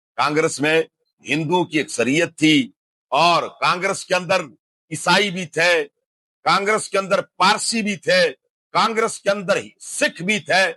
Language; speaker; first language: Urdu; non-native, local second language; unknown